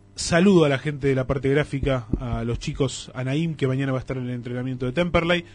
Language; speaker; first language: Spanish; native; Spanish